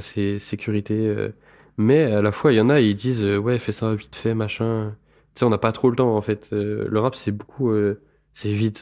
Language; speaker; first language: French; native; French